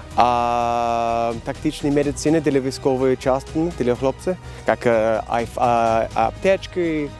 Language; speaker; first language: Ukrainian; non-native, learner; Swedish